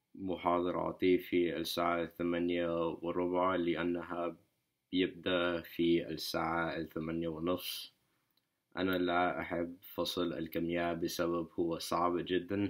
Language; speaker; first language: Arabic; non-native, learner; English